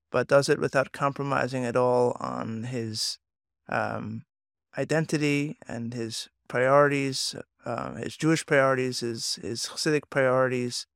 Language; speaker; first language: English; native; English